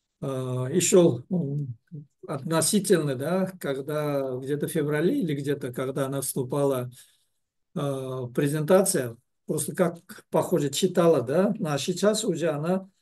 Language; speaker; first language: Russian; non-native, learner; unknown